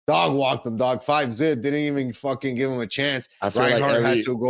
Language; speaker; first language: English; native; English